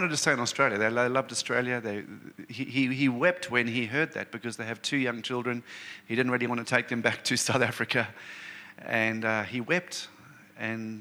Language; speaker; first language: English; native; English